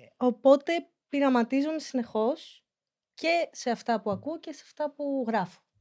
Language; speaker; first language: Greek; native; Greek